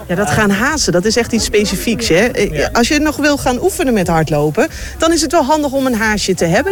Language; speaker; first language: Dutch; native; Dutch